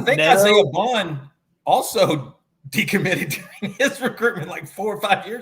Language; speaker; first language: English; native; English